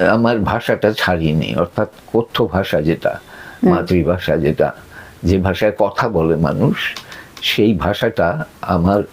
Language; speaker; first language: Bangla; early bilingual, other home language; Sylheti